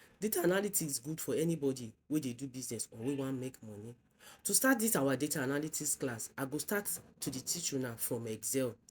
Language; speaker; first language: Nigerian Pidgin; non-native, local second language; Yoruba